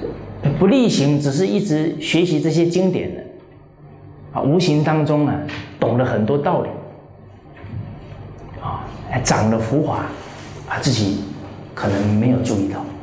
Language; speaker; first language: Chinese; native; Chinese